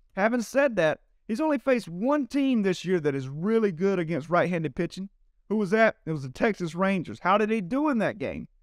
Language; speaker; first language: English; native; English